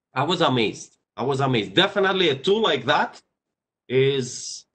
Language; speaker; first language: English; non-native, fluent; Greek